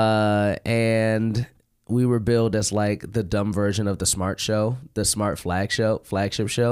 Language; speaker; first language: English; native; English